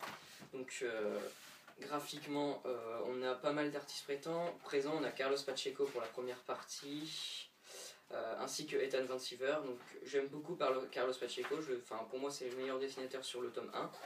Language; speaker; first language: French; native; French